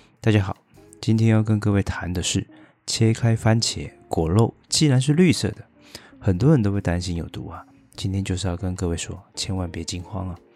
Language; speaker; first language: Chinese; native; Chinese